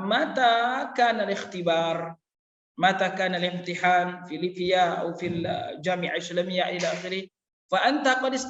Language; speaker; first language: Arabic; non-native, fluent; Indonesian